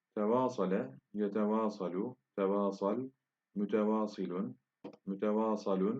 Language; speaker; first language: Arabic; non-native, fluent; Turkish